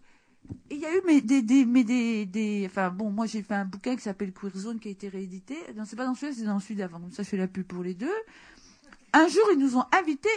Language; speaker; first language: French; native; French